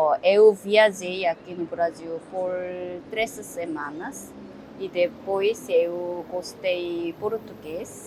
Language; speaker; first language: Portuguese; non-native, learner; Korean